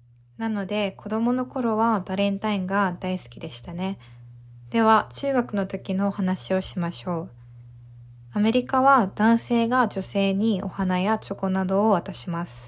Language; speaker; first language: Japanese; early bilingual, heritage; Japanese